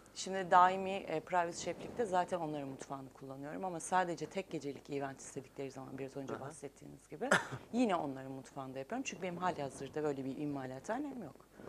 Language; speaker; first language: Turkish; native; Turkish